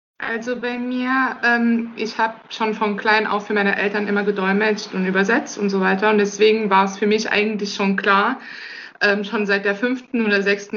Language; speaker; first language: German; early bilingual, other home language; Italian